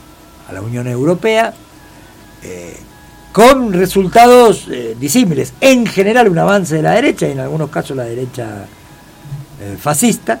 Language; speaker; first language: Spanish; native; Spanish